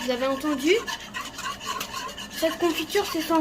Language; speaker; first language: French; native; French